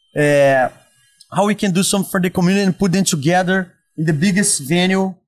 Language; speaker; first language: English; non-native, fluent; Portuguese